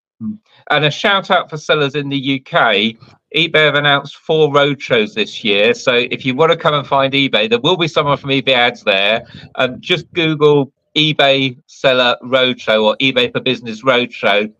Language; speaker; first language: English; native; English